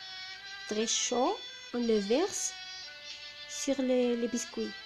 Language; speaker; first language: French; non-native, local second language; Arabic